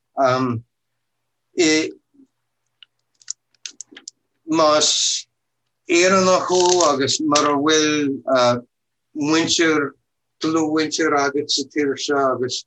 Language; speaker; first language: Irish; non-native, learner; English